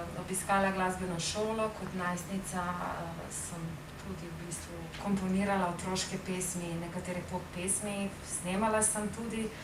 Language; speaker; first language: Slovenian; non-native, fluent; Albanian